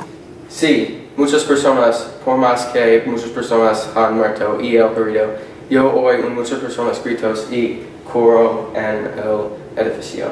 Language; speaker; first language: Spanish; non-native, learner; English